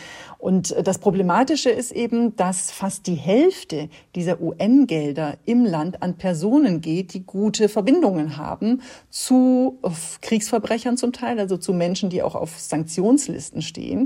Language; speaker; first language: German; native; German